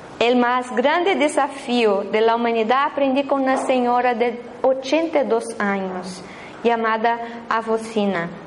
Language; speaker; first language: Spanish; non-native, fluent; Portuguese